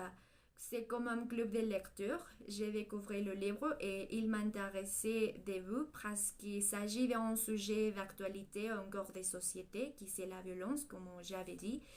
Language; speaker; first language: French; non-native, learner; Spanish